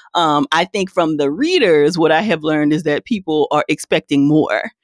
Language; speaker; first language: English; native; English